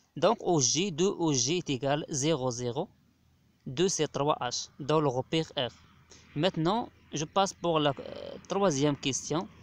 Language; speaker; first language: French; non-native, local second language; Arabic